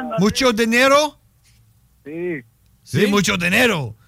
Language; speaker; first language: Spanish; non-native, learner; French